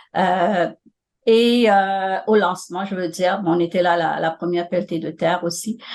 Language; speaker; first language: French; non-native, local second language; Morisyen